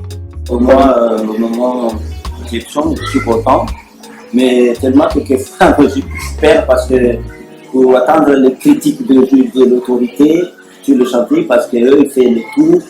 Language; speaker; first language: French; non-native, local second language; Malagasy